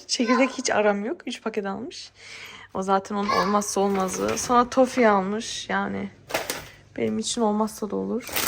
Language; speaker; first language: Turkish; early bilingual, heritage; Turkish